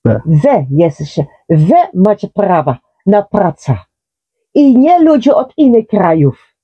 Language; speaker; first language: Polish; non-native, learner; Dutch